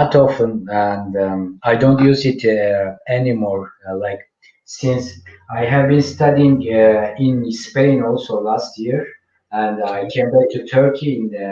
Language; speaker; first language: English; non-native, fluent; Turkish